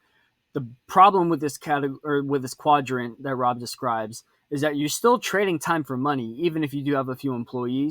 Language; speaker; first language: English; native; English